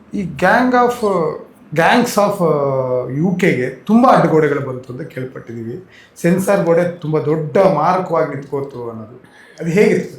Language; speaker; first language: Kannada; native; Kannada